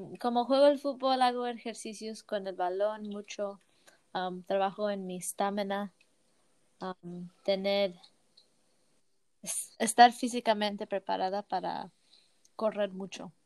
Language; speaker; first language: Spanish; early bilingual, heritage; Spanish